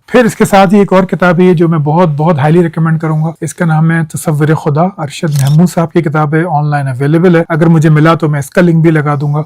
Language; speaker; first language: Urdu; native; Urdu